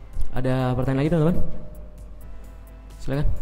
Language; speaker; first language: Indonesian; native; Indonesian